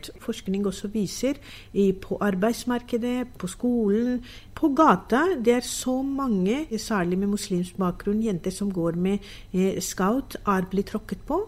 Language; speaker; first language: Norwegian; non-native, fluent; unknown